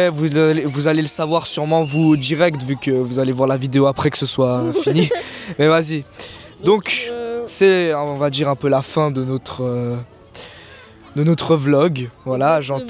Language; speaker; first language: French; native; French